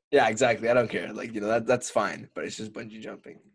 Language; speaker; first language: English; early bilingual, other home language; Spanish